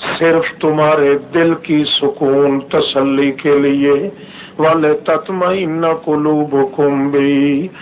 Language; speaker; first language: Urdu; non-native, local second language; Saraiki